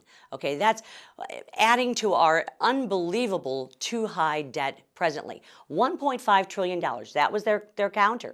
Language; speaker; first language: English; native; English